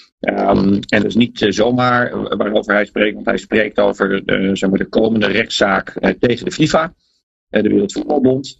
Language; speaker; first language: Dutch; native; Dutch